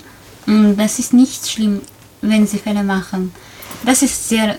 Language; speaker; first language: German; non-native, fluent; Tajik